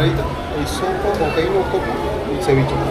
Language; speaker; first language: Spanish; native; Spanish